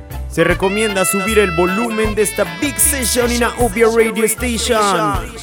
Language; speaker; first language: Spanish; native; Spanish